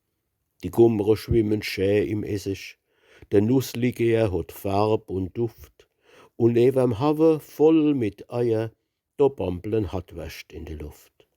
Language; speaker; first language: German; native; German